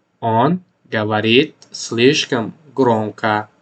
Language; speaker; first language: Russian; non-native, local second language; Tajik